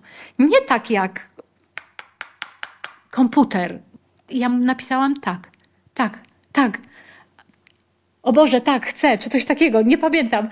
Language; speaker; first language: Polish; native; Polish